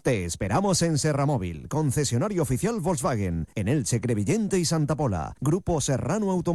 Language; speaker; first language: Spanish; native; Spanish